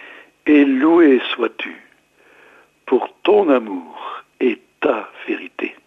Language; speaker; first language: French; native; French